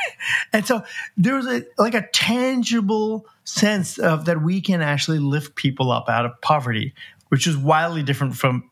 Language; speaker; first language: English; native; English